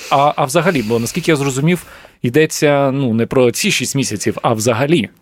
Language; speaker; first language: Ukrainian; native; Ukrainian